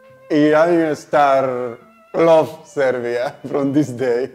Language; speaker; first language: English; non-native, learner; Spanish